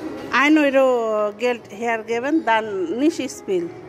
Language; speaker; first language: German; non-native, learner; Bangla